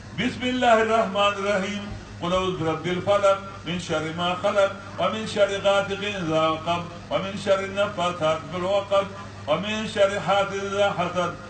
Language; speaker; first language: Urdu; non-native, local second language; Pashto